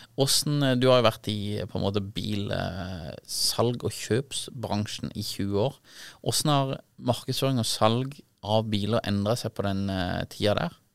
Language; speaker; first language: Norwegian; native; Norwegian